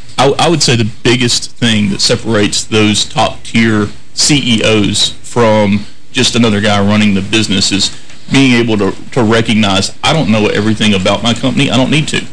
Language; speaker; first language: English; native; English